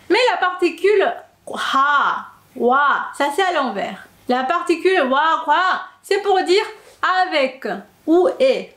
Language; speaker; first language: French; non-native, fluent; Korean